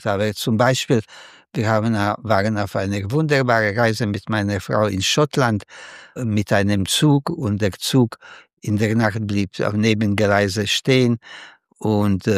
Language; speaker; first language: German; non-native, fluent; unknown